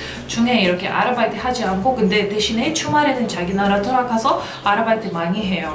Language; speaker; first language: Korean; non-native, fluent; Russian